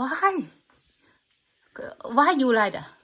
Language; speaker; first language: English; non-native, learner; Chinese